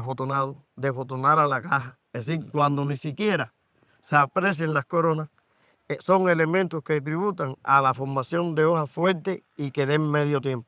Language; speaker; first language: Spanish; native; Spanish